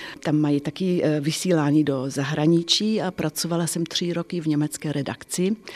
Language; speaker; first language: Czech; non-native, fluent; German